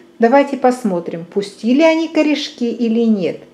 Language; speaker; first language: Russian; native; Russian